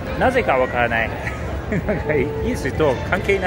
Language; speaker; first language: Japanese; non-native, fluent; English